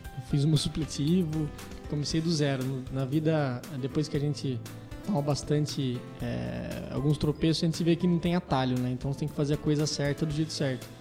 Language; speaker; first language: Portuguese; native; Portuguese